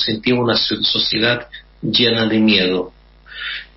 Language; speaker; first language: Spanish; non-native, fluent; Russian